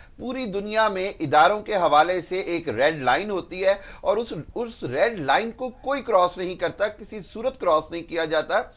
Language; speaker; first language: Urdu; non-native, local second language; Punjabi